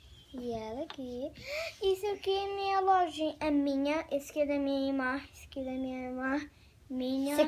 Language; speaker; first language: Portuguese; early bilingual, heritage; Portuguese